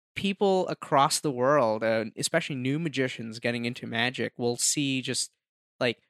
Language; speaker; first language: English; non-native, local second language; Hindi